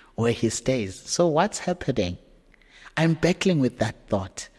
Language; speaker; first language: English; non-native, local second language; Zulu